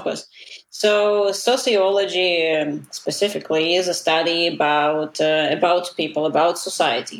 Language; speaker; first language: English; non-native, fluent; Russian